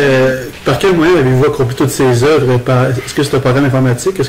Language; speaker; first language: French; native; French